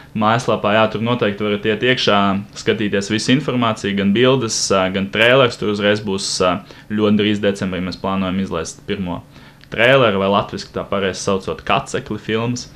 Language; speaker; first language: Latvian; non-native, local second language; Russian